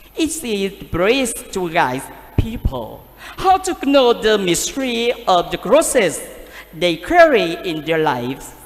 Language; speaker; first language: English; non-native, learner; Vietnamese